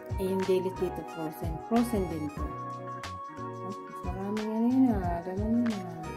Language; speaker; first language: Filipino; non-native, local second language; Bikol